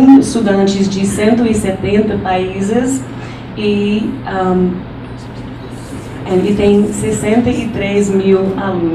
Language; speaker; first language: Portuguese; non-native, fluent; English